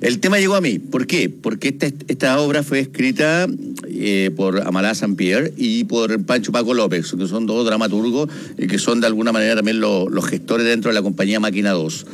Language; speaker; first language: Spanish; native; Spanish